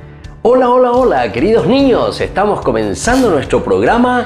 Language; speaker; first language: Spanish; native; Spanish